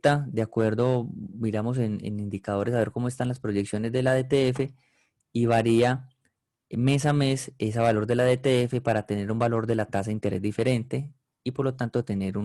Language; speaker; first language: Spanish; native; Spanish